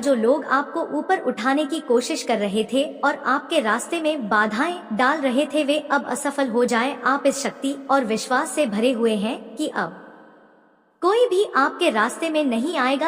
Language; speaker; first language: Hindi; native; Hindi